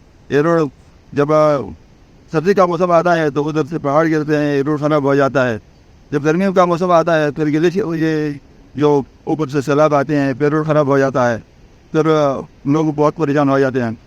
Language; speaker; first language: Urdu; non-native, local second language; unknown